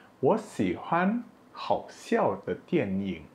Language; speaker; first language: Chinese; non-native, fluent; Indonesian